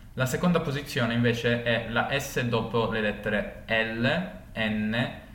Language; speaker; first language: Italian; native; Italian